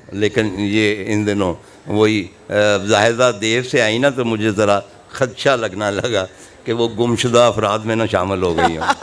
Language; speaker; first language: Urdu; non-native, local second language; Punjabi